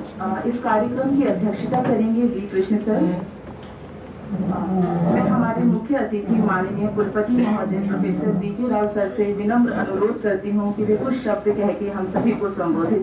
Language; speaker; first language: Hindi; native; Hindi